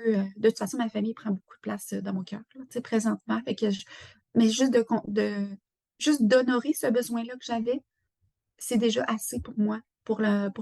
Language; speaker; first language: French; native; French